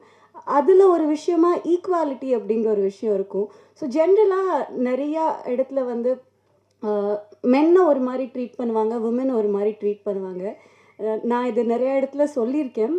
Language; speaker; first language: Tamil; native; Tamil